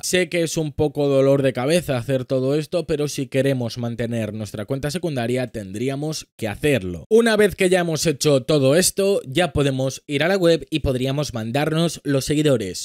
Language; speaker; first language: Spanish; native; Spanish